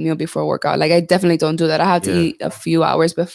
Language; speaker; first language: English; native; English